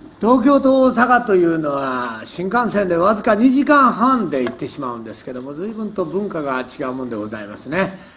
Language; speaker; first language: Japanese; native; Japanese